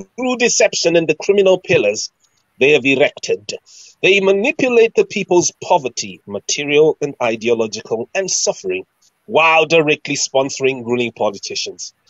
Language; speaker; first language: English; non-native, local second language; Shona